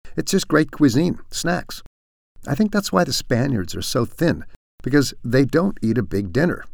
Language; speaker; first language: English; native; English